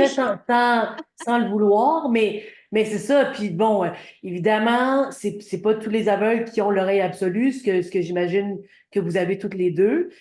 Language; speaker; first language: French; native; French